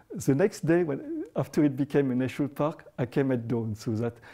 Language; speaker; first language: English; non-native, fluent; French